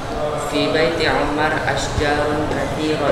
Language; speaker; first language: Arabic; non-native, learner; Indonesian